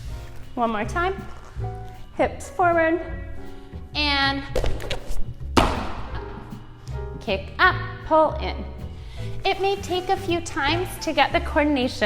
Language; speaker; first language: English; native; English